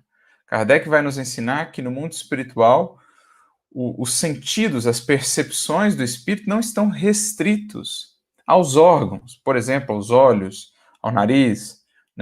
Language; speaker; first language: Portuguese; native; Portuguese